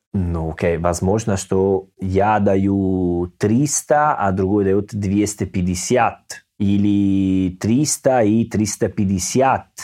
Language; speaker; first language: Russian; non-native, learner; Italian